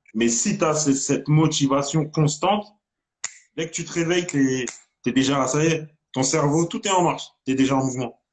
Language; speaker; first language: French; native; French